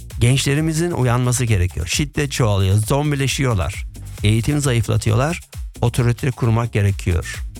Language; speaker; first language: Turkish; early bilingual, heritage; Turkish